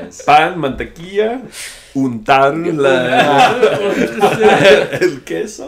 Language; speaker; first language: Spanish; non-native, fluent; English